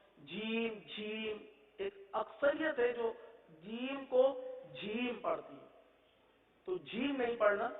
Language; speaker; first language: Urdu; native; Urdu